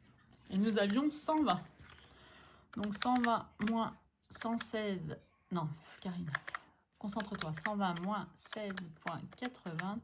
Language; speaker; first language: French; native; French